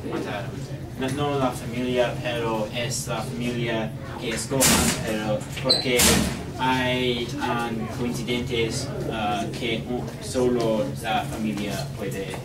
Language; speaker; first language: Spanish; non-native, learner; English